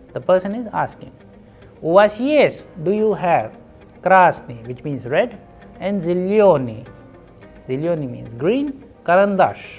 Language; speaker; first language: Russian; non-native, fluent; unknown